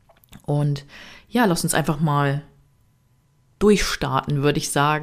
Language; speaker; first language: German; native; German